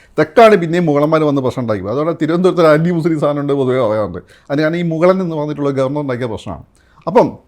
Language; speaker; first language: Malayalam; native; Malayalam